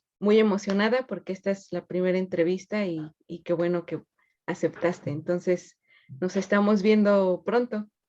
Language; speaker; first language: Spanish; native; Spanish